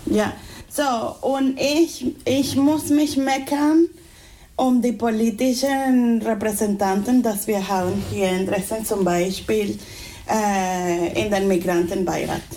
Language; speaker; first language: German; non-native, fluent; Spanish